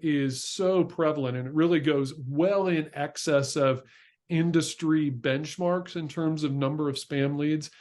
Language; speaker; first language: English; native; English